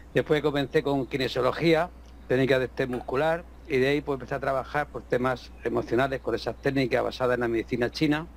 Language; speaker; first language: Spanish; native; Spanish